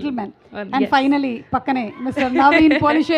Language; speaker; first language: Telugu; native; Telugu